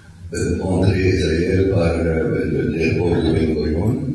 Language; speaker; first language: French; non-native, fluent; Arabic